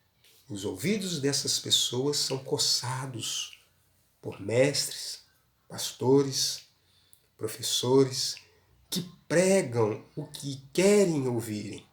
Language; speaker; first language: Portuguese; native; Portuguese